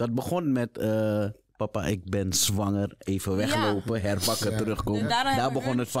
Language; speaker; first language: Dutch; native; Dutch